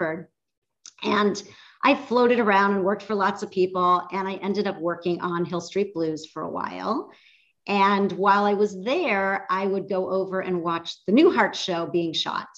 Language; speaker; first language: English; native; English